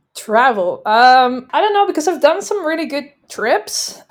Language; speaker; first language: English; non-native, fluent; Dutch